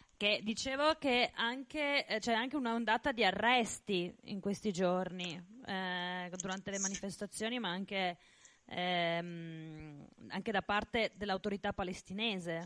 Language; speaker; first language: Italian; native; Italian